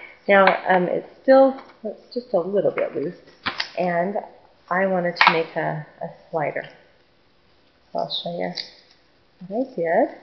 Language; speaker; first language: English; native; English